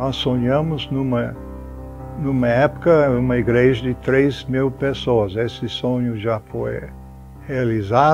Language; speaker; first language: Portuguese; non-native, fluent; English